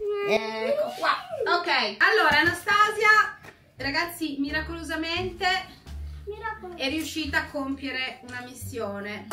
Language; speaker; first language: Italian; native; Italian